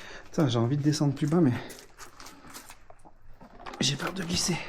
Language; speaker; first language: French; native; French